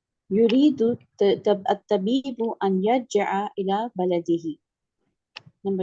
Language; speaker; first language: Arabic; non-native, learner; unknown